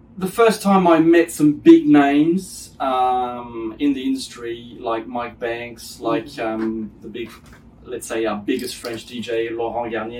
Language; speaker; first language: English; non-native, fluent; French